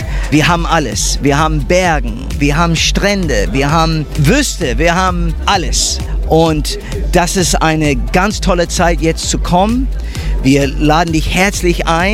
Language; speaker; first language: German; non-native, fluent; English